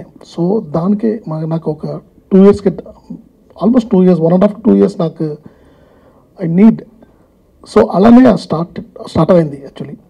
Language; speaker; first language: Telugu; non-native, fluent; Tamil